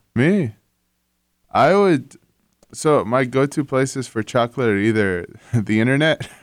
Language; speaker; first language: English; non-native, fluent; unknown